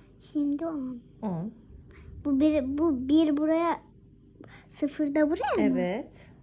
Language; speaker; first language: Turkish; early bilingual, heritage; Turkish